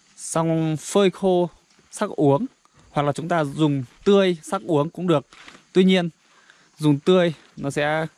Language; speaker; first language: Vietnamese; non-native, local second language; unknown